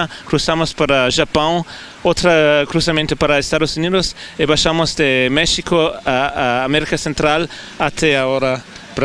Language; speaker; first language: Portuguese; non-native, fluent; German